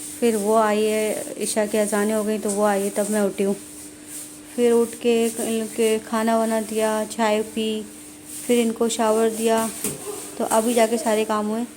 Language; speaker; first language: Urdu; native; Urdu